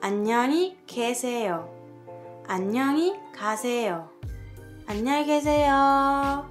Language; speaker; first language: Korean; non-native, fluent; French